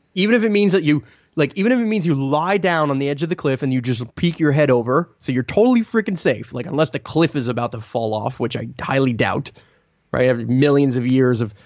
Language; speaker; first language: English; non-native, fluent; Italian